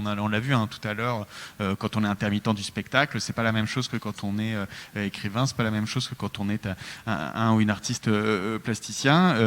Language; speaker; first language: French; native; French